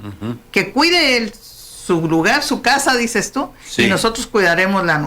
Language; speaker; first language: Spanish; native; Spanish